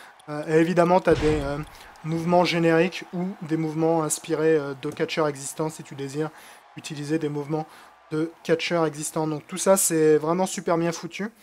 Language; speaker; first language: French; native; French